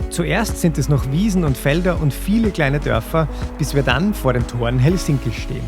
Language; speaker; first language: German; native; German